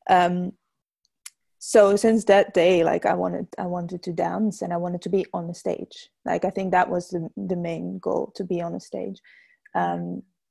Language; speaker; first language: English; non-native, fluent; Dutch